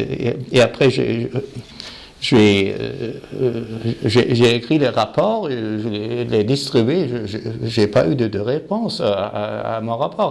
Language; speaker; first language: French; non-native, fluent; German